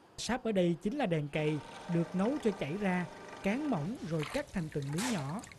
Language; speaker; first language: Vietnamese; native; Vietnamese